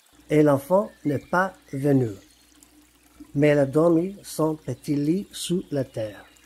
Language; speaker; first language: French; non-native, learner; English